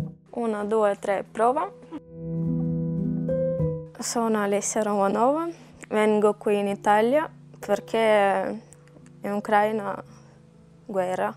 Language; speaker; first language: Italian; non-native, learner; Ukrainian